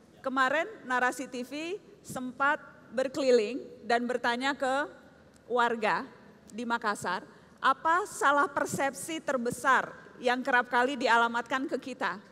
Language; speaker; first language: Indonesian; native; Indonesian